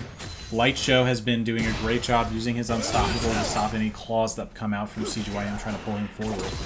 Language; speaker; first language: English; native; English